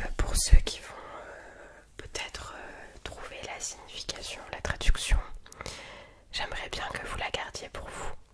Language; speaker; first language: French; early bilingual, other home language; Polish